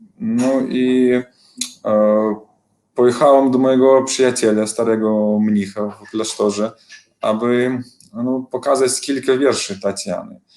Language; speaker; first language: Polish; non-native, learner; Belarusian